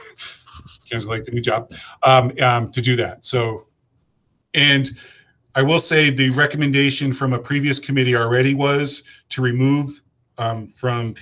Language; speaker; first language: English; native; English